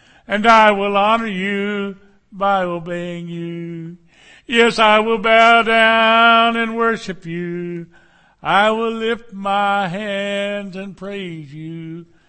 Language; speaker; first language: English; native; English